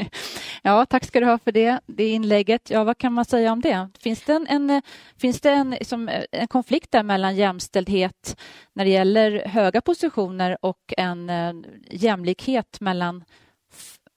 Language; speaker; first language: Swedish; native; Swedish